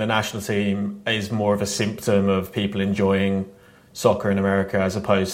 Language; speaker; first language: English; native; English